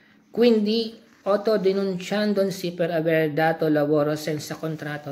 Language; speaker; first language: Italian; non-native, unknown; Filipino